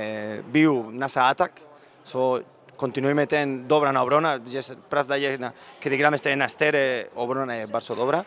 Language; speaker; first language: Polish; non-native, learner; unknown